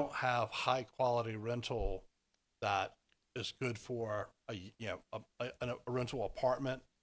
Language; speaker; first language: English; native; English